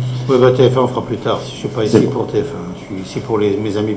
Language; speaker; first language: French; native; French